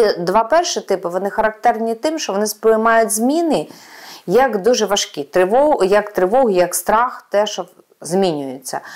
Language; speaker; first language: Ukrainian; non-native, local second language; Russian